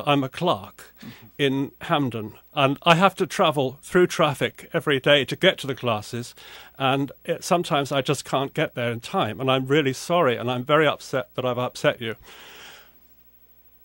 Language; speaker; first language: English; native; English